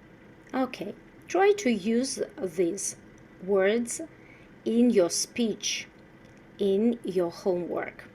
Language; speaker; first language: English; non-native, fluent; Russian